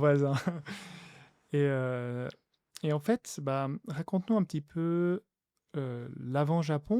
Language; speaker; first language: French; native; French